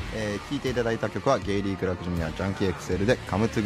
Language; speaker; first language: Japanese; native; Japanese